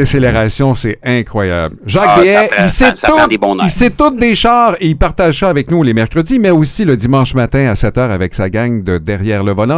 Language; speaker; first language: French; native; French